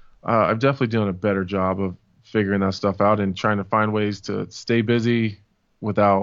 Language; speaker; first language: English; native; English